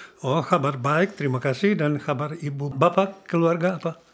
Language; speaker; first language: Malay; non-native, learner; Czech